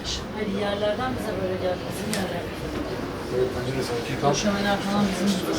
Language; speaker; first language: Turkish; native; Turkish